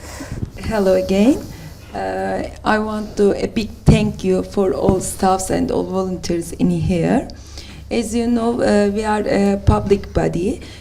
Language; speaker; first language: English; non-native, learner; Turkish